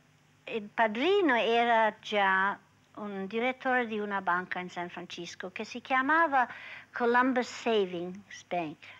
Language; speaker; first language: Italian; early bilingual, heritage; English